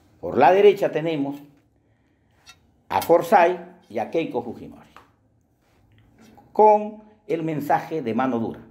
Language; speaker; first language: Spanish; native; Spanish